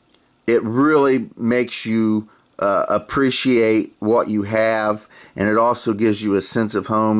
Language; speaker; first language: English; native; English